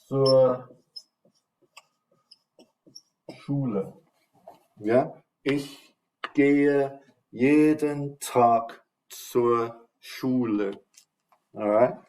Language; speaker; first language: German; non-native, fluent; English